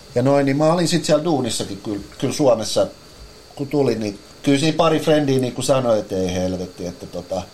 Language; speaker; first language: English; non-native, fluent; Finnish